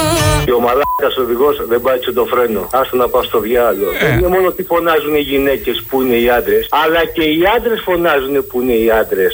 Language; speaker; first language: Greek; native; Greek